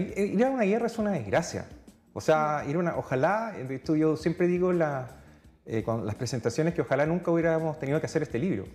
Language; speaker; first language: Spanish; native; Spanish